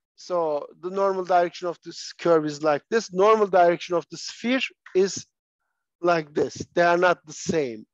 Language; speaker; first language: English; non-native, fluent; Turkish